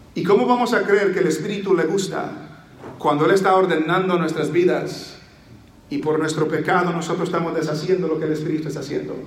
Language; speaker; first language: Spanish; early bilingual, heritage; Spanish